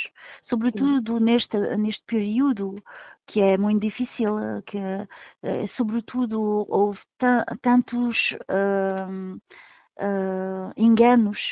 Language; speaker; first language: Portuguese; early bilingual, heritage; Portuguese